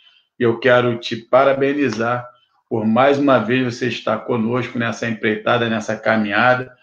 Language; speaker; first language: Portuguese; native; Portuguese